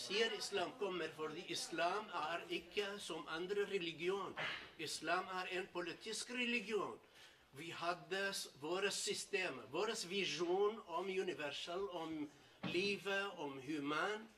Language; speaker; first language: Norwegian; non-native, learner; Kurdish